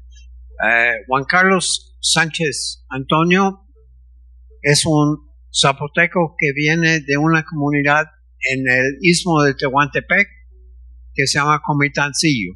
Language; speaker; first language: Spanish; non-native, fluent; English